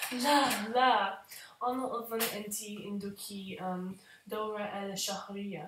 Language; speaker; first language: Arabic; non-native, learner; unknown